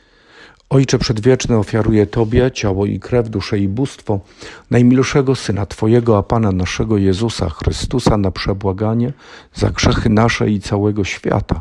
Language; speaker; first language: Polish; native; Polish